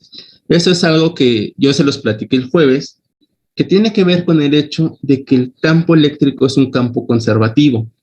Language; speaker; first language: Spanish; native; Spanish